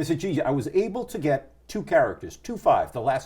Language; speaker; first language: English; native; English